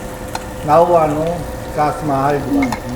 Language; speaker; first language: Filipino; non-native, learner; Korean